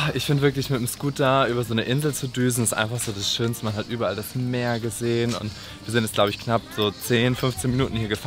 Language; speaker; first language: German; native; German